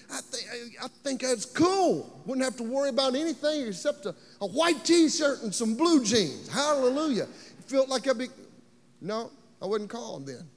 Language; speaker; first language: English; native; English